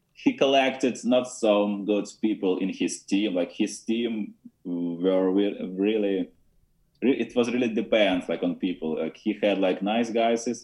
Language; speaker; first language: English; non-native, learner; Ukrainian